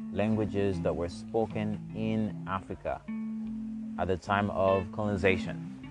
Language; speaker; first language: English; non-native, fluent; Haitian Creole